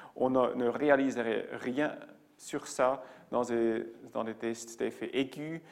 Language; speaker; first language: French; non-native, local second language; German